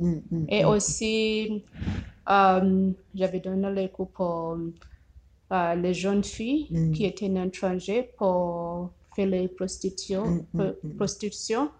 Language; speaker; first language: French; non-native, learner; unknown